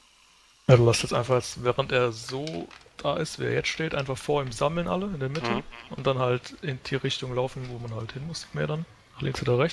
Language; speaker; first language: German; native; German